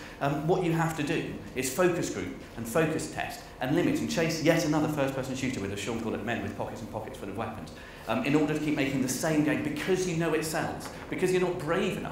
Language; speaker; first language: English; native; English